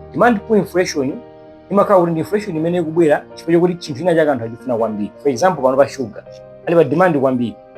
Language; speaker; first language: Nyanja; non-native, local second language; Bemba